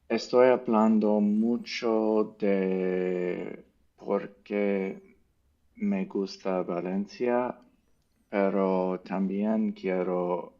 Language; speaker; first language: Spanish; non-native, learner; English